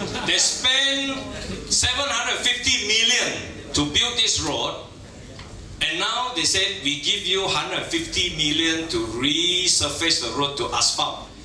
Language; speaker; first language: English; non-native, local second language; Chinese